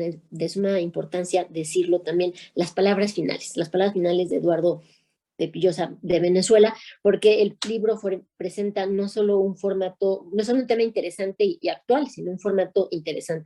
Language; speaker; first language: Spanish; native; Spanish